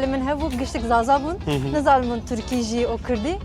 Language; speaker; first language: Kurdish; non-native, local second language; Turkish